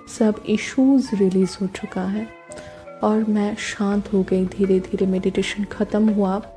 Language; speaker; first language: Hindi; non-native, local second language; Bangla